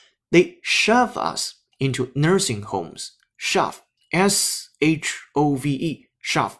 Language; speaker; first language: English; non-native, fluent; Chinese